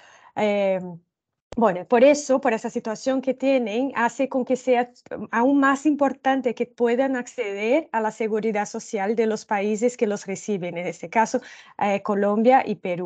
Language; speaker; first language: Spanish; non-native, fluent; Portuguese